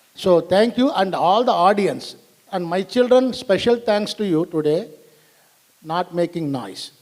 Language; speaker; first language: English; non-native, local second language; Tamil